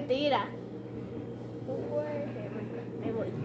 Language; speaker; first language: Spanish; native; Spanish